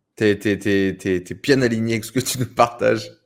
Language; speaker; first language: French; native; French